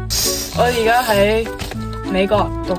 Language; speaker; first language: Cantonese; non-native, learner; English